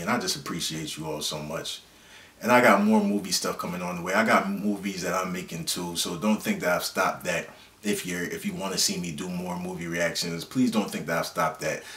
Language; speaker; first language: English; native; English